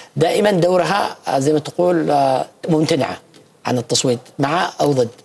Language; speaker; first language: Arabic; native; Arabic